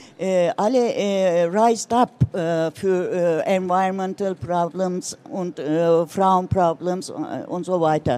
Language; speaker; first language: German; non-native, learner; Turkish